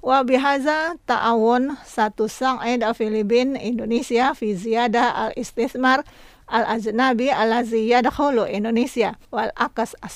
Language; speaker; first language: Arabic; non-native, fluent; Indonesian